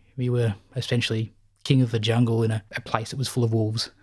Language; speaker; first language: English; native; English